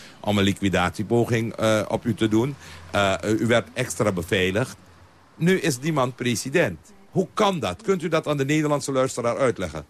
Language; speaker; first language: Dutch; non-native, local second language; Caribbean Hindustani